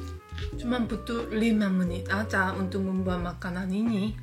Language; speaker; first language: Indonesian; non-native, fluent; Korean